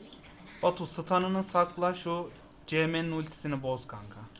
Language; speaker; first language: Turkish; native; Turkish